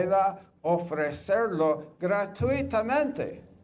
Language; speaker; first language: Spanish; non-native, fluent; English